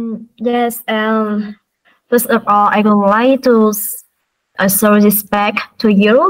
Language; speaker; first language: English; non-native, learner; Vietnamese